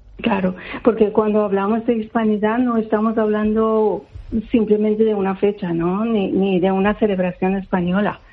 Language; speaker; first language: Spanish; non-native, fluent; Persian